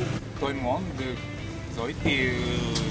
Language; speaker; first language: Vietnamese; non-native, learner; Japanese